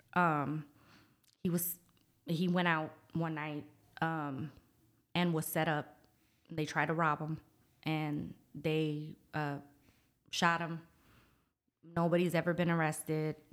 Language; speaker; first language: English; native; English